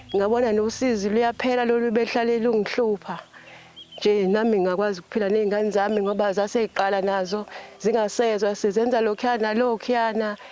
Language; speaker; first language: Zulu; native; Zulu